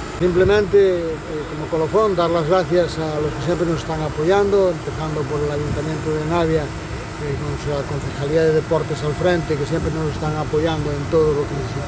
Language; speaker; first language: Spanish; native; Spanish